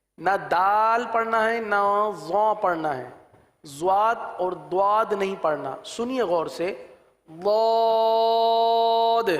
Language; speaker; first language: Urdu; native; Urdu